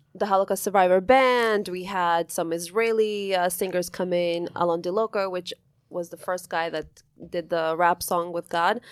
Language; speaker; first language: English; early bilingual, other home language; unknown